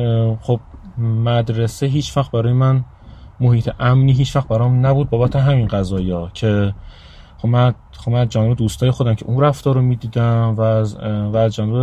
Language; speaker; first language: Persian; native; Persian